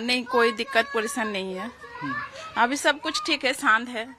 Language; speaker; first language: Hindi; non-native, local second language; Bangla